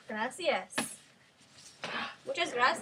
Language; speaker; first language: Spanish; non-native, learner; English